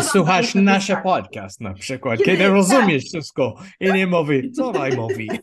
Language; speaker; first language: Polish; non-native, learner; English